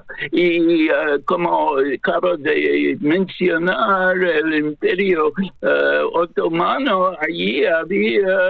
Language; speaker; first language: Spanish; non-native, fluent; English